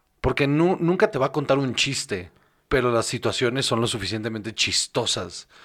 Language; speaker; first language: Spanish; native; Spanish